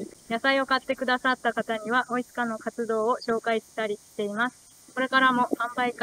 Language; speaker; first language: Japanese; native; Japanese